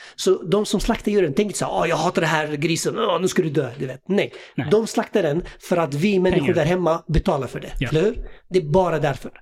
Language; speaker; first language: Swedish; early bilingual, other home language; Assyrian Neo-Aramaic